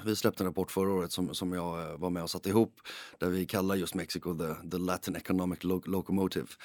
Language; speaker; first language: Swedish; early bilingual, heritage; Swedish